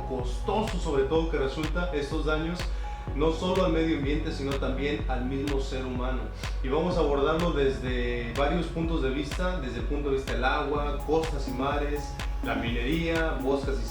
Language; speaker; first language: Spanish; native; Spanish